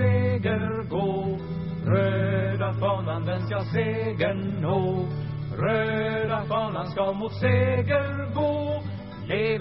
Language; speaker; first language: Swedish; native; Swedish